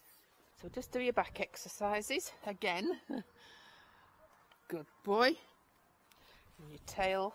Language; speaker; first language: English; native; English